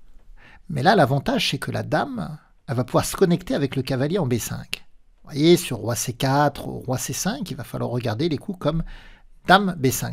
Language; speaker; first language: French; native; French